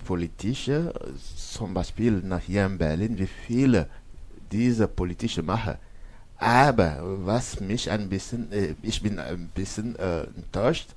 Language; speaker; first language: German; non-native, learner; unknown